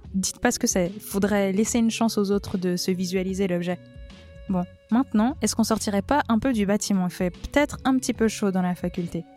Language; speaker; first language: French; native; French